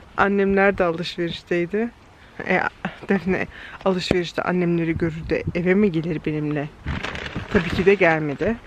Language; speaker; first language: Turkish; early bilingual, heritage; Turkish